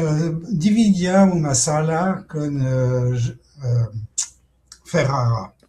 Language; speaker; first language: Portuguese; non-native, fluent; French